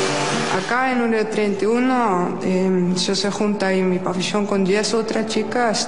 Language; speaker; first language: Spanish; non-native, learner; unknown